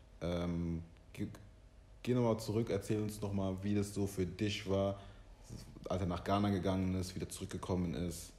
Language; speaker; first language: German; early bilingual, other home language; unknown